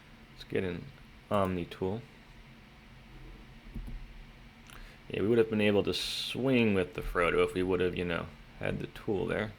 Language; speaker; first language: English; native; English